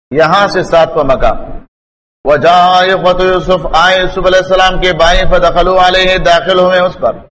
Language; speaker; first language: Urdu; non-native, local second language; Pashto